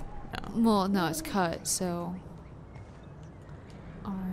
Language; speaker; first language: English; native; English